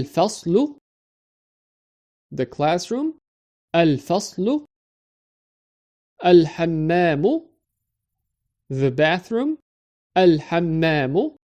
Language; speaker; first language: Arabic; non-native, fluent; English